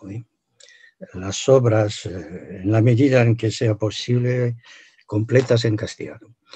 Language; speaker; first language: Spanish; non-native, fluent; French